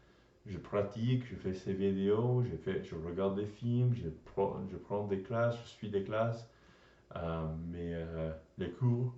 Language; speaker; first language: French; non-native, learner; English